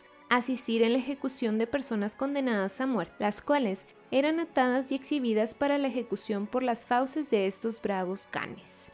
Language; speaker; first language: Spanish; native; Spanish